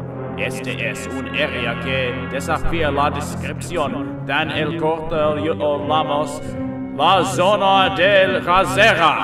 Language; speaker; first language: Spanish; non-native, learner; English